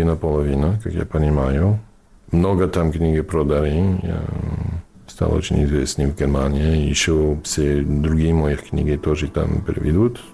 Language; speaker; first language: Russian; non-native, fluent; English